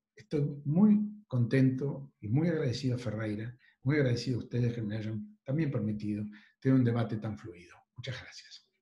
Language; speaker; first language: Spanish; native; Spanish